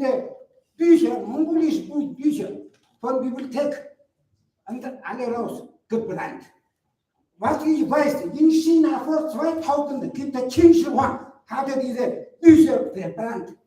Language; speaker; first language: German; non-native, learner; Mongolian